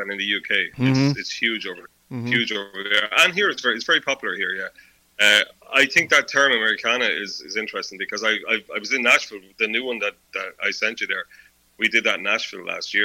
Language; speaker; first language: English; native; English